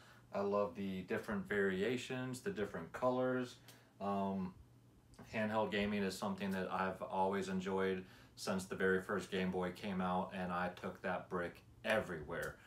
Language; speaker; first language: English; native; English